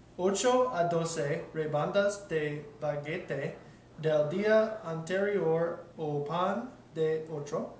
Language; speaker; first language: Spanish; non-native, learner; English